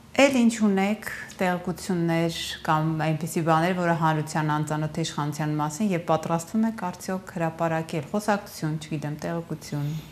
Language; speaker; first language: Armenian; native; Armenian